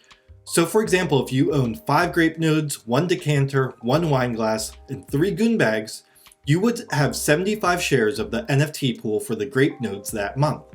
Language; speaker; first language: English; native; English